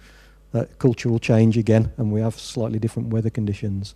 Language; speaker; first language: English; native; English